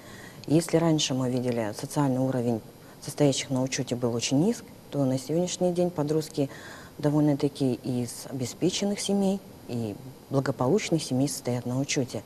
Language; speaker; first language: Russian; native; Russian